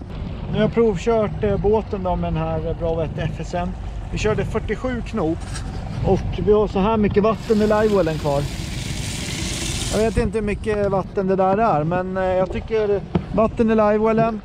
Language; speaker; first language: Swedish; native; Swedish